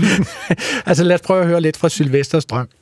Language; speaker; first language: Danish; native; Danish